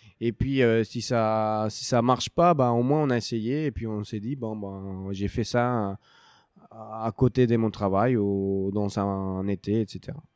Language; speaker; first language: French; non-native, fluent; Spanish